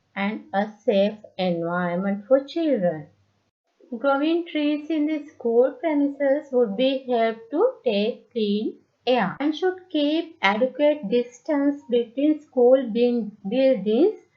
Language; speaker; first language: English; non-native, local second language; Sinhala